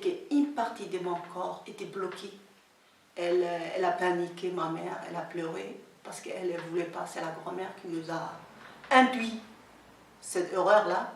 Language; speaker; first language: French; non-native, local second language; Somali